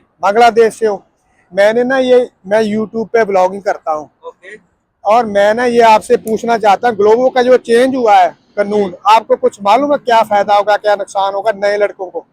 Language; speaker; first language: Hindi; non-native, local second language; Punjabi